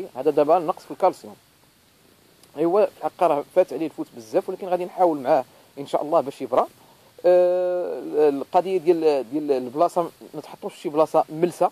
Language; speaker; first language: Arabic; native; Arabic